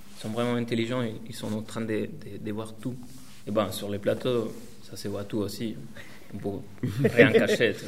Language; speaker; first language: French; non-native, learner; Spanish